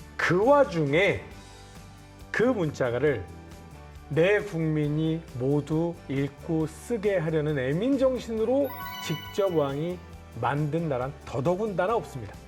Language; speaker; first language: Korean; native; Korean